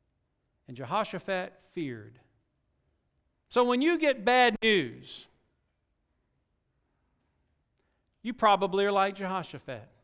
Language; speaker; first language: English; native; English